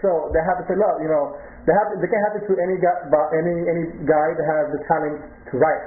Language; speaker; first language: English; non-native, local second language; Spanish